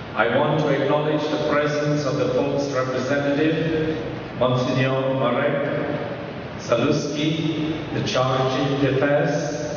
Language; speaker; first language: English; non-native, local second language; Tamil